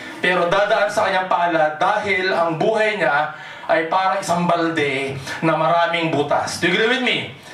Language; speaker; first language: Filipino; non-native, local second language; Cebuano